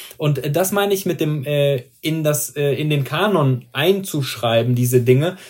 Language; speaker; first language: German; early bilingual, other home language; Persian